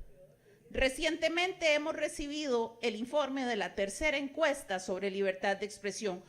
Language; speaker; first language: Spanish; native; Spanish